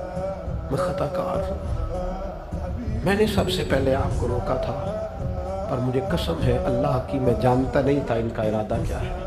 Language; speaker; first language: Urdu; non-native, local second language; Punjabi